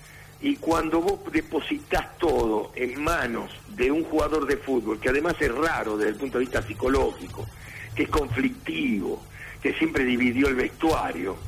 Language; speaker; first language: Spanish; native; Spanish